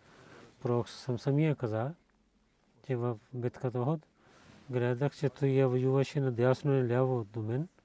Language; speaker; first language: Bulgarian; non-native, learner; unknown